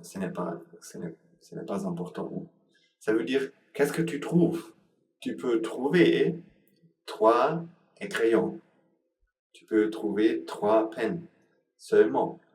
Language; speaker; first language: French; non-native, learner; Sinhala